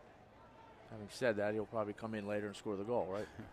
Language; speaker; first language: English; native; English